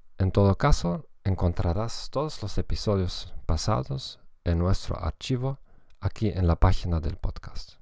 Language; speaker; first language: Spanish; non-native, fluent; German